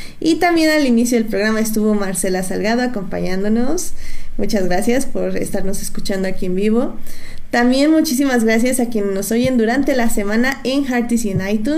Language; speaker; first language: Spanish; native; Spanish